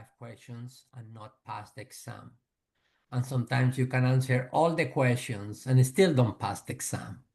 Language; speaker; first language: English; non-native, fluent; Spanish